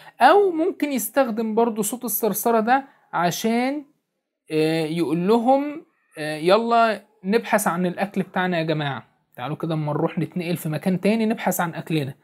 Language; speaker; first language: Arabic; native; Arabic